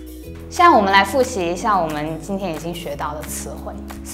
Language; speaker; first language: Chinese; native; Chinese